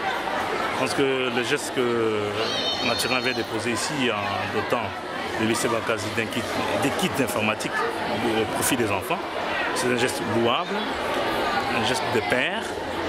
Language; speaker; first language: French; non-native, local second language; Kongo